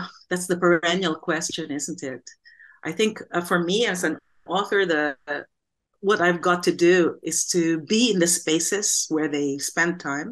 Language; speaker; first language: English; non-native, local second language; Filipino